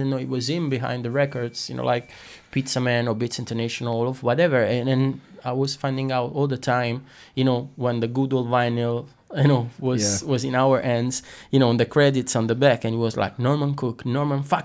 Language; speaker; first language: English; non-native, fluent; Italian